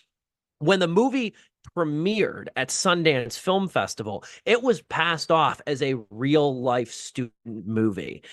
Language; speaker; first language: English; native; English